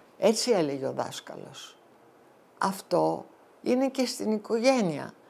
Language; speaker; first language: Greek; early bilingual, heritage; Greek